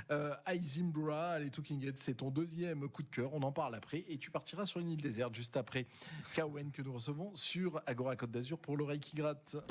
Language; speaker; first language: French; native; French